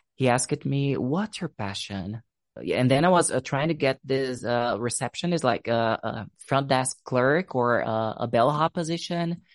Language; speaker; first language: English; non-native, fluent; Portuguese